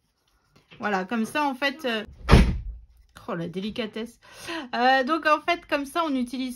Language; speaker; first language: French; native; French